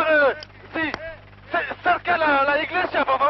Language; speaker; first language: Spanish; non-native, learner; French